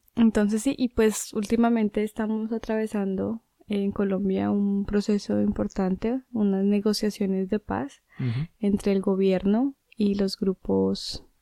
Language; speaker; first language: Spanish; native; Spanish